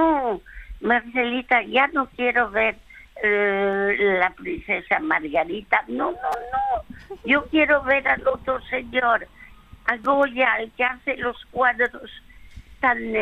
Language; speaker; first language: Spanish; early bilingual, other home language; French